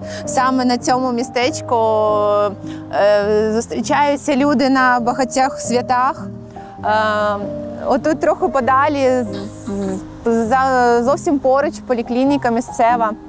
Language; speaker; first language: Ukrainian; native; Ukrainian